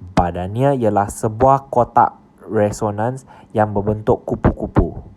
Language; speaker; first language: Malay; non-native, local second language; Chinese